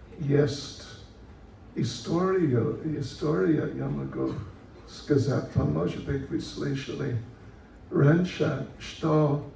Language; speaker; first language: Russian; non-native, learner; English